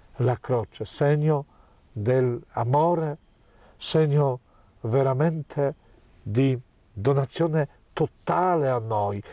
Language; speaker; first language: Italian; non-native, fluent; Polish